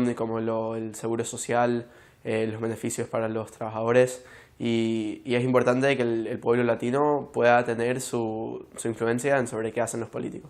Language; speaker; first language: Spanish; early bilingual, heritage; Spanish